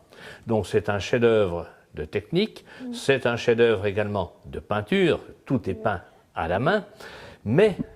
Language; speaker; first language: French; native; French